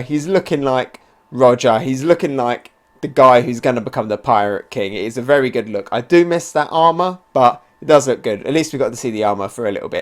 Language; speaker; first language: English; native; English